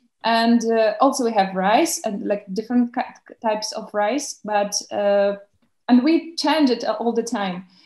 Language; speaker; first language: English; non-native, fluent; Belarusian